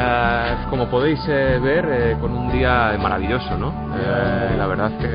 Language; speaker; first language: Spanish; native; Spanish